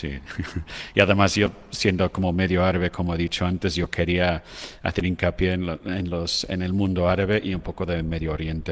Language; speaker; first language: Spanish; non-native, fluent; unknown